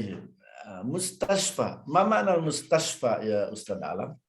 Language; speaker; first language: Arabic; non-native, fluent; Indonesian